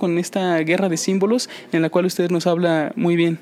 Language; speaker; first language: Spanish; native; Spanish